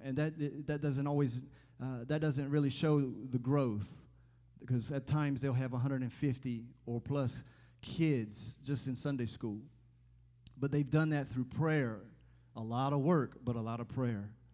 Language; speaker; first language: English; native; English